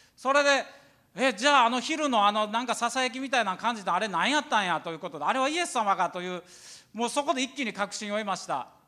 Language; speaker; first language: Japanese; native; Japanese